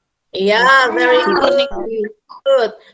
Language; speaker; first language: English; non-native, fluent; Indonesian